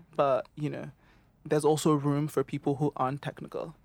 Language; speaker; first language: English; non-native, local second language; Yoruba